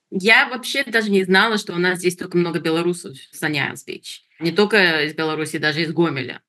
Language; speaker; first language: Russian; early bilingual, heritage; Russian